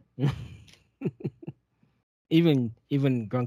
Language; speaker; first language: English; native; English